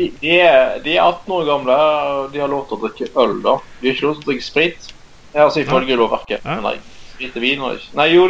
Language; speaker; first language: Norwegian; native; Norwegian